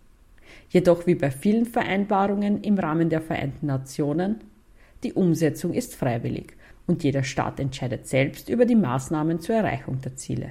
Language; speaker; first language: German; native; German